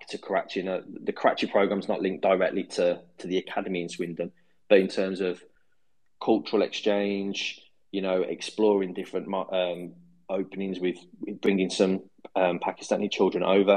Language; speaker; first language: English; native; English